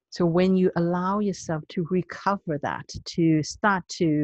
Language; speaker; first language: English; non-native, local second language; Cantonese